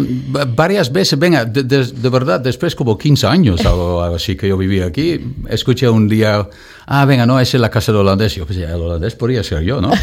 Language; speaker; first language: Spanish; non-native, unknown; Dutch